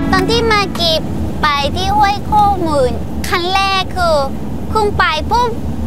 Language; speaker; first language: Thai; non-native, fluent; Japanese